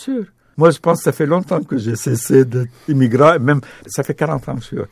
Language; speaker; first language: French; non-native, fluent; Arabic